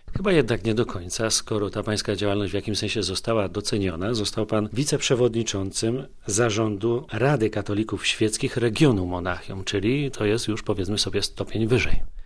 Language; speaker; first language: Polish; native; Polish